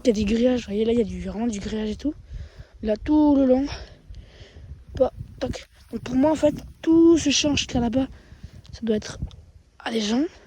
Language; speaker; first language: French; native; French